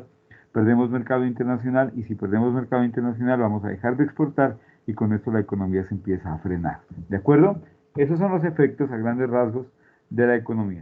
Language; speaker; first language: Spanish; native; Spanish